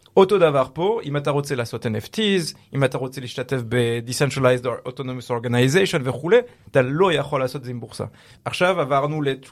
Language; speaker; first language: Hebrew; non-native, fluent; French